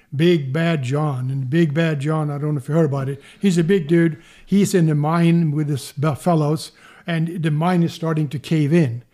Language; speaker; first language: English; non-native, fluent; Swedish